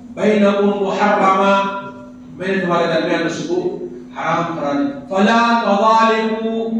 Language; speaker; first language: Urdu; native; Urdu